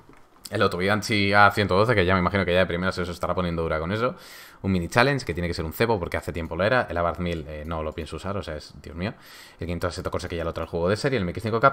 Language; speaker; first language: Spanish; native; Spanish